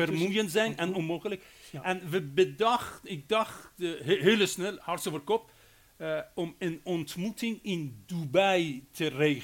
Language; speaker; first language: Dutch; non-native, fluent; Persian